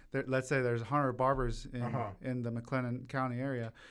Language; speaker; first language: English; early bilingual, other home language; Korean